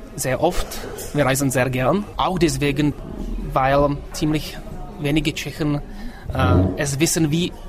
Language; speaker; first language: German; non-native, fluent; Czech